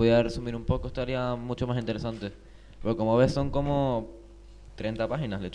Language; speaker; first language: Spanish; native; Spanish